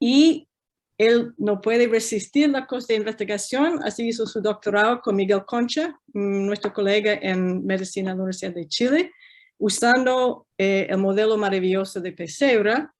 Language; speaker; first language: Spanish; non-native, fluent; English